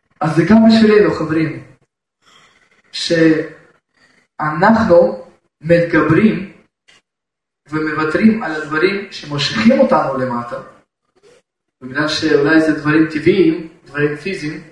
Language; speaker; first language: Hebrew; non-native, fluent; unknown